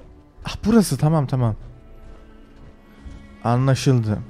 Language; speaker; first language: Turkish; early bilingual, heritage; Turkish